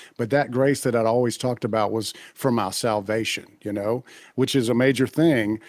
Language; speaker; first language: English; native; English